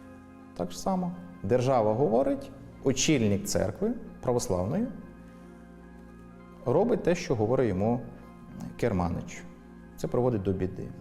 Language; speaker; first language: Ukrainian; native; Ukrainian